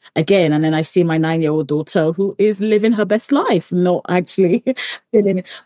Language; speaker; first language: English; early bilingual, other home language; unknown